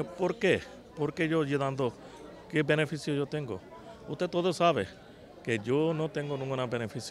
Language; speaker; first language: Spanish; non-native, learner; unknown